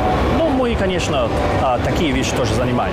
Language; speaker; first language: Russian; non-native, learner; German